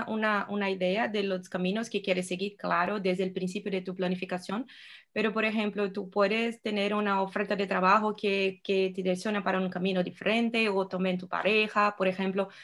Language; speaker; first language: Spanish; non-native, fluent; Portuguese